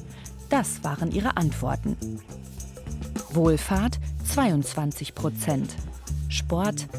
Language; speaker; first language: German; native; German